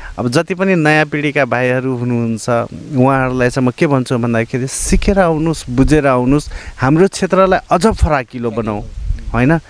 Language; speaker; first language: Nepali; non-native, local second language; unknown